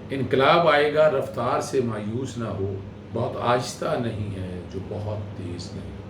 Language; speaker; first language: Urdu; non-native, local second language; Punjabi